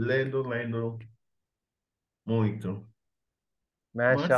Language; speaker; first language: Portuguese; non-native, fluent; English